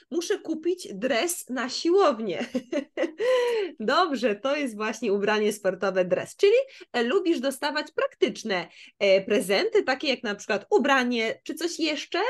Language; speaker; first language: Polish; native; Polish